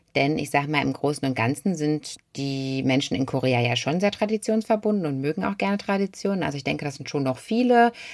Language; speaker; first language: German; native; German